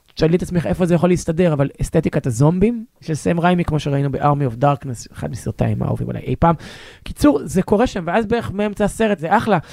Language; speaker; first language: Hebrew; native; Hebrew